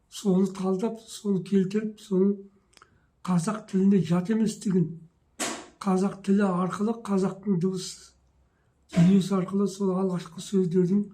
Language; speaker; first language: Kazakh; native; Kazakh